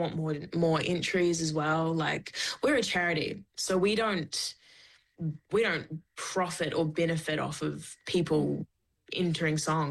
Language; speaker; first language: English; native; English